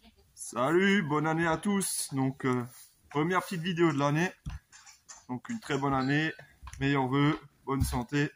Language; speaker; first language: French; native; French